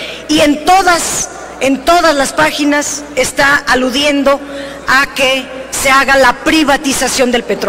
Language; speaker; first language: Spanish; native; Spanish